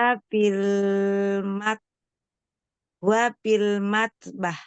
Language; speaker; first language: Arabic; non-native, learner; Indonesian